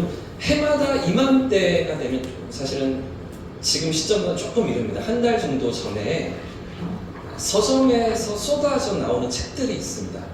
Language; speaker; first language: Korean; native; Korean